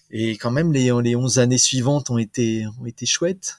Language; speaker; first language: French; native; French